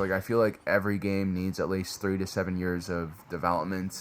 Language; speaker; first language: English; native; English